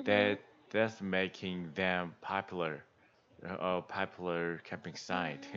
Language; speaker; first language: English; non-native, learner; Korean